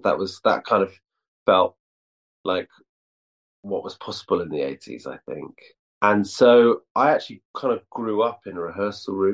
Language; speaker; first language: English; native; English